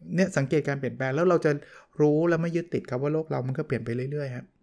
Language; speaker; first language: Thai; native; Thai